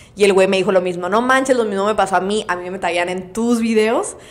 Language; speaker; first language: Spanish; native; Spanish